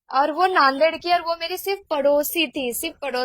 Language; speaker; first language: Hindi; non-native, local second language; Marathi